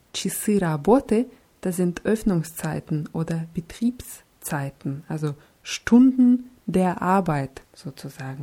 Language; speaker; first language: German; non-native, fluent; Russian